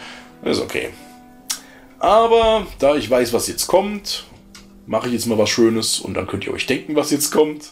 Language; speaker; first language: German; native; German